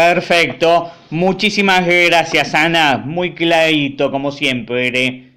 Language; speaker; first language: Spanish; native; Spanish